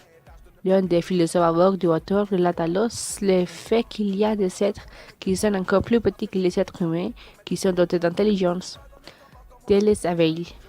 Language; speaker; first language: French; non-native, learner; Spanish